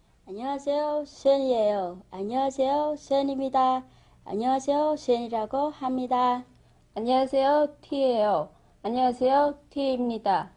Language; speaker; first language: Korean; non-native, learner; Vietnamese